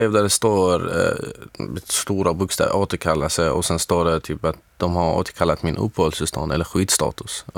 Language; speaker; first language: Swedish; non-native, fluent; Arabic